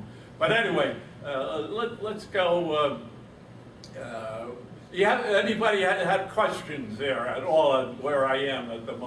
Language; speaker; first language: English; native; English